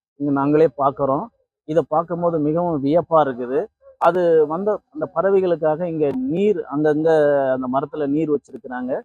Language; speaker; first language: Tamil; native; Tamil